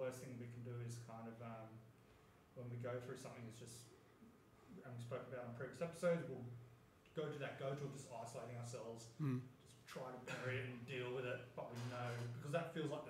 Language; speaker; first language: English; native; English